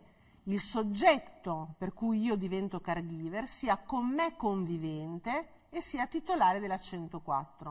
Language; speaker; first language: Italian; native; Italian